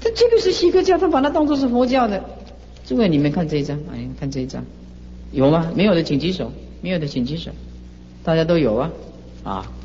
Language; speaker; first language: Chinese; native; Chinese